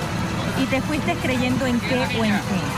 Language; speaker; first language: Spanish; native; Spanish